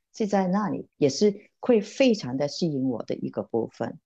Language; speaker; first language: Chinese; non-native, local second language; Cantonese